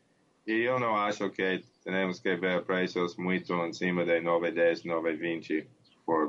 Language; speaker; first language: Portuguese; non-native, learner; English